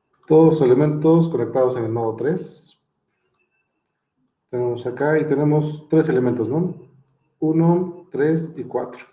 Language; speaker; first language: Spanish; native; Spanish